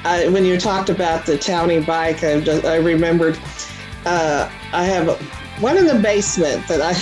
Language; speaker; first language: English; native; English